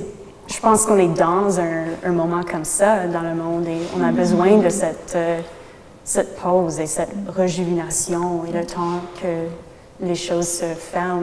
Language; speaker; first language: French; non-native, local second language; English